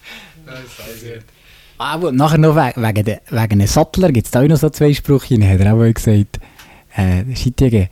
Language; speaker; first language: German; native; German